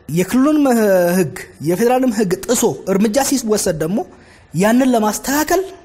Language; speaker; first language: Amharic; non-native, local second language; Oromo